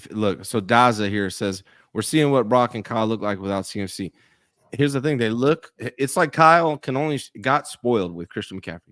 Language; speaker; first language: English; native; English